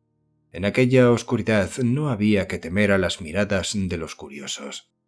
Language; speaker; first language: Spanish; native; Spanish